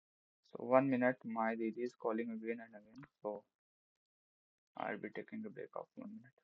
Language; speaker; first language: English; non-native, local second language; Hindi